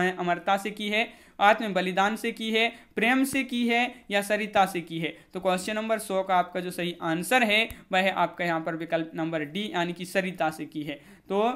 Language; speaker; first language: Hindi; native; Hindi